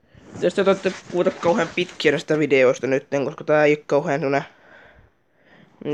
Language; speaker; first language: Finnish; native; Finnish